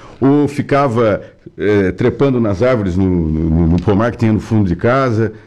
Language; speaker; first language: Portuguese; native; Portuguese